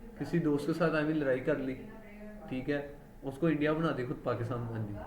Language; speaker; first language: Urdu; non-native, local second language; Punjabi